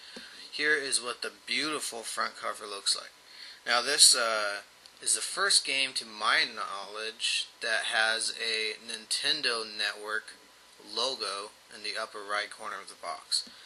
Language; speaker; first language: English; native; English